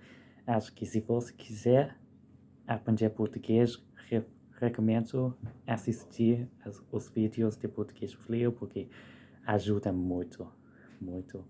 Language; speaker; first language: Portuguese; non-native, fluent; English